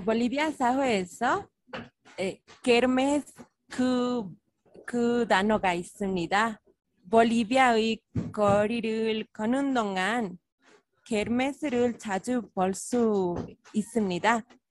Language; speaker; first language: Korean; non-native, fluent; Spanish